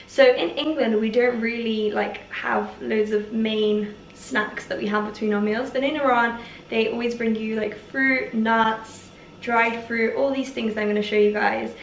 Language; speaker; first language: English; early bilingual, other home language; Persian